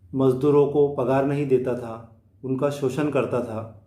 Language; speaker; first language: Hindi; non-native, local second language; Marathi